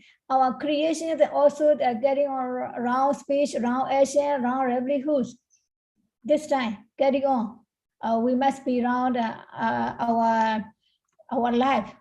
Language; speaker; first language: English; non-native, learner; Burmese